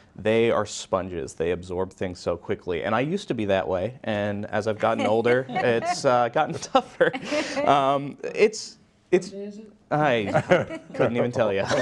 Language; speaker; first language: English; native; English